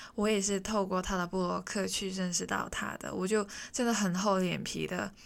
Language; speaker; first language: Chinese; non-native, local second language; Cantonese